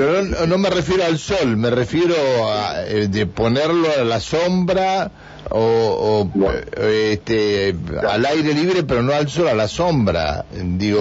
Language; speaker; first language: Spanish; native; Spanish